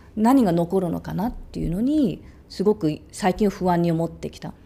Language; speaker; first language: Japanese; early bilingual, other home language; English